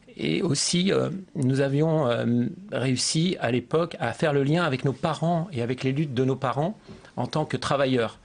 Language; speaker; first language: French; early bilingual, other home language; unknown